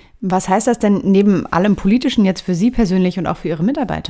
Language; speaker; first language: German; native; German